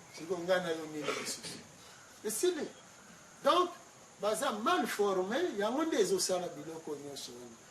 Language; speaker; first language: Lingala; non-native, local second language; Kongo